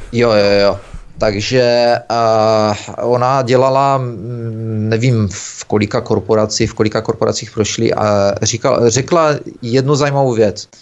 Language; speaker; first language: Czech; native; Czech